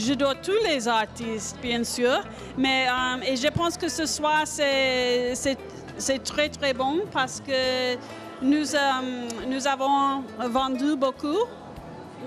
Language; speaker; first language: French; non-native, learner; English